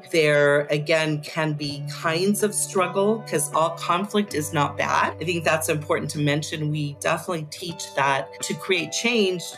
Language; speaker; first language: English; native; English